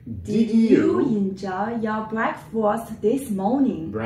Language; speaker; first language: English; non-native, learner; Chinese